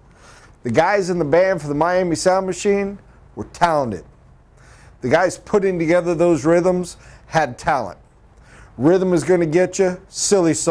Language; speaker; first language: English; native; English